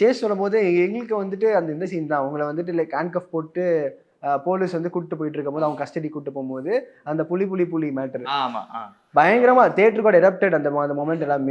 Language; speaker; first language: Tamil; native; Tamil